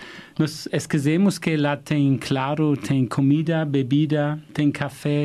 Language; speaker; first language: Portuguese; non-native, fluent; German